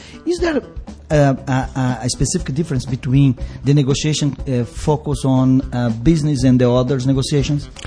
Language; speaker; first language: English; non-native, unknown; Portuguese